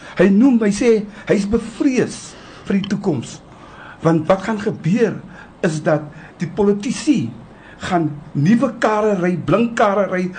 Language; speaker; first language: Afrikaans; native; Afrikaans